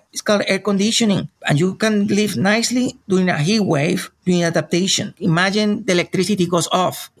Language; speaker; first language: English; non-native, fluent; Spanish